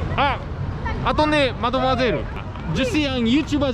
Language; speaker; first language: French; non-native, learner; Japanese